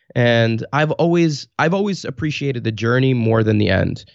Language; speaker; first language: English; native; English